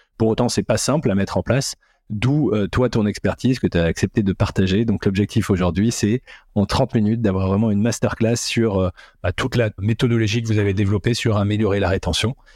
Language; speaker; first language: French; native; French